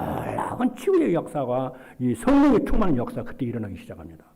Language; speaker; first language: Korean; native; Korean